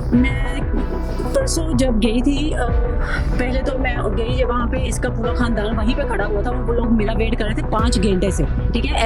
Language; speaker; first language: Urdu; native; Urdu